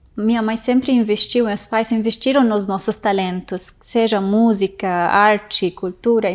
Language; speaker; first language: Portuguese; non-native, fluent; Arabic